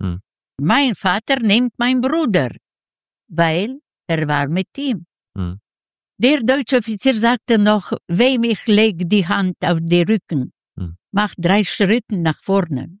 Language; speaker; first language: German; non-native, learner; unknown